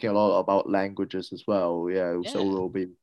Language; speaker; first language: English; non-native, local second language; Cantonese